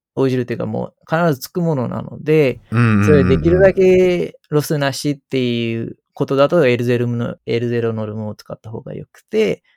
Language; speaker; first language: Japanese; non-native, fluent; Sinhala